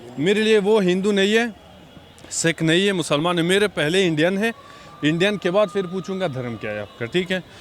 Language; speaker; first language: Hindi; non-native, fluent; Persian